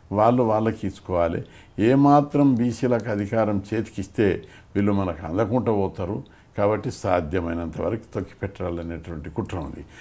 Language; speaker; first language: Telugu; native; Telugu